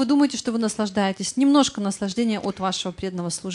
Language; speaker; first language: Russian; native; Russian